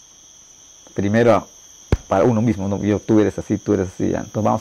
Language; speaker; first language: Spanish; non-native, local second language; Shipibo-Conibo